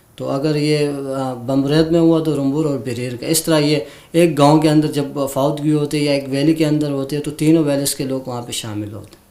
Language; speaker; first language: Urdu; non-native, local second language; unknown